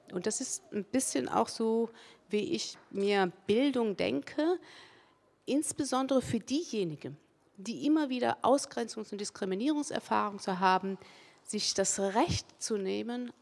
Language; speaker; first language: German; early bilingual, other home language; Spanish